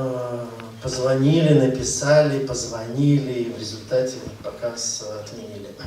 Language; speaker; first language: Russian; native; Russian